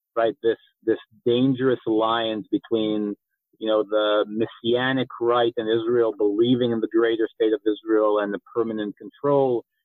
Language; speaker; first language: English; native; English